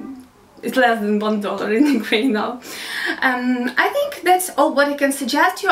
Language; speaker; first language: English; non-native, learner; Ukrainian